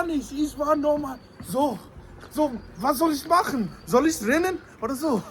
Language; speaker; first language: German; non-native, learner; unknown